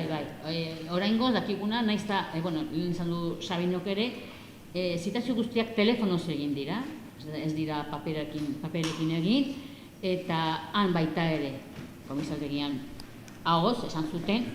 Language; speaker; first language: Basque; non-native, local second language; Spanish